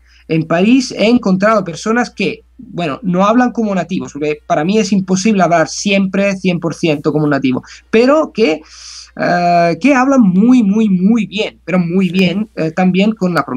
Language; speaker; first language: Spanish; non-native, fluent; Italian